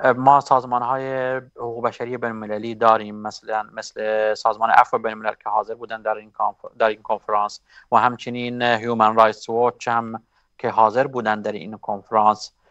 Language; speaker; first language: Persian; non-native, local second language; Baluchi